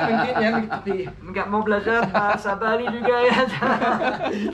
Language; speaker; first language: Indonesian; non-native, learner; English